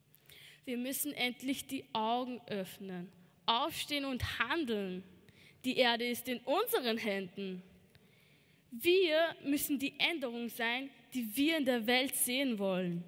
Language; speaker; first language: German; early bilingual, other home language; Albanian